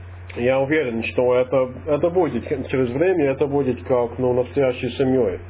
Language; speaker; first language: Russian; non-native, fluent; English